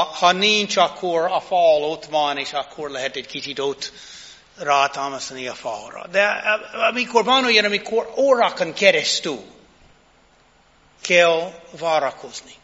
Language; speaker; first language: Hungarian; non-native, fluent; English